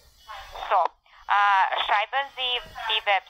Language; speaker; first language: German; non-native, learner; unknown